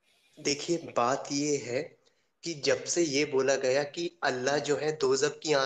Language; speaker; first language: Hindi; native; Hindi